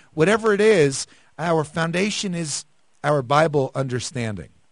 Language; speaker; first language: English; native; English